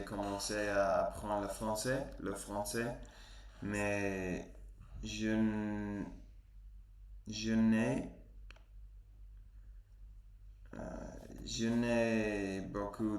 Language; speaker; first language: French; non-native, learner; Spanish